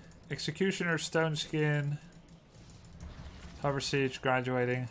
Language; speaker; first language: English; non-native, fluent; Dutch